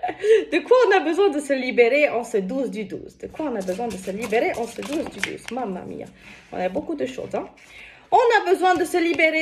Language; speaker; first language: French; native; French